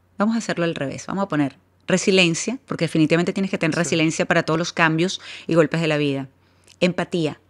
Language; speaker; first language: Spanish; native; Spanish